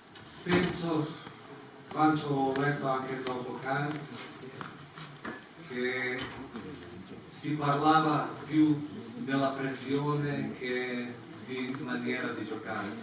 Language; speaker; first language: Italian; non-native, fluent; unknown